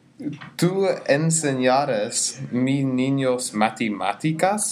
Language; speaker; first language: Spanish; non-native, learner; English